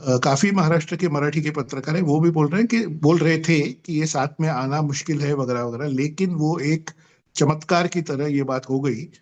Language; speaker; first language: Hindi; non-native, local second language; Marathi